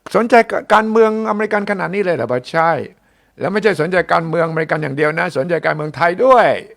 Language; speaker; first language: Thai; native; Thai